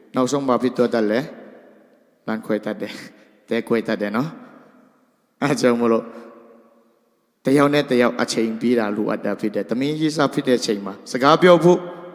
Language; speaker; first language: Burmese; non-native, local second language; Tedim Chin